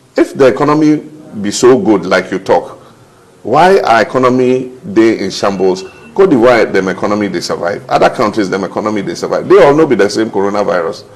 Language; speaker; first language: Nigerian Pidgin; non-native, fluent; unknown